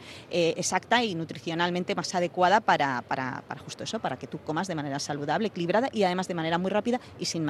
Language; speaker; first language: Spanish; native; Spanish